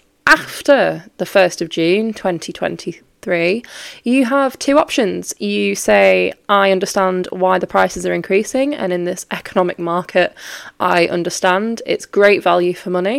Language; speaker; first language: English; native; English